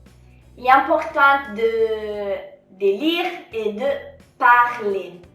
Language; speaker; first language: French; non-native, fluent; Italian